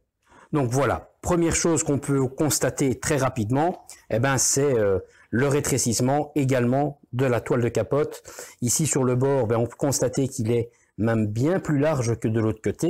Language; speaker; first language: French; native; French